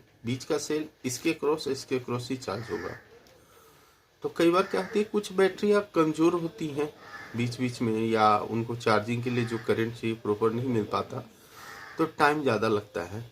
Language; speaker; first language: Hindi; native; Hindi